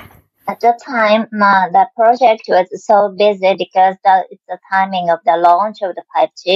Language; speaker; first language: English; non-native, learner; Japanese